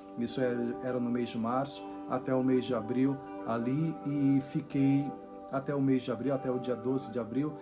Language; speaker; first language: Portuguese; native; Portuguese